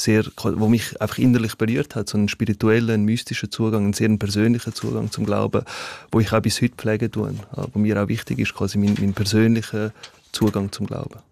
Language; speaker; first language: German; early bilingual, other home language; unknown